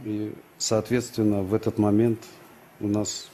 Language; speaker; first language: Russian; native; Russian